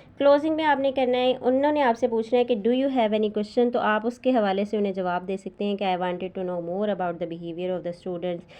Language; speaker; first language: Urdu; native; Urdu